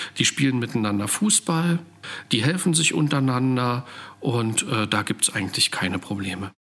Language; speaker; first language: German; native; German